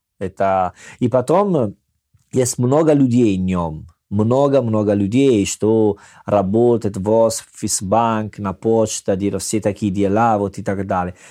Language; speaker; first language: Russian; non-native, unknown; Italian